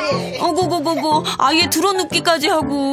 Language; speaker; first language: Korean; native; Korean